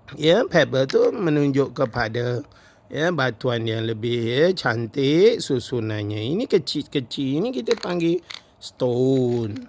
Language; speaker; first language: Malay; native; Malay